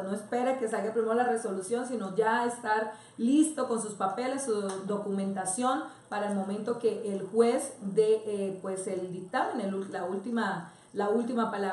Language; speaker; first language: Spanish; native; Spanish